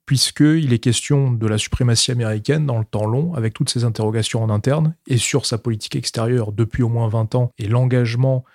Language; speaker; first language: French; native; French